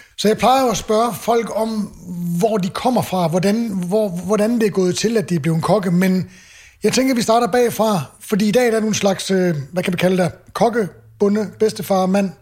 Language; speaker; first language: Danish; native; Danish